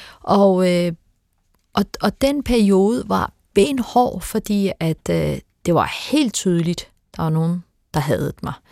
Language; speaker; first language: Danish; early bilingual, other home language; Turkish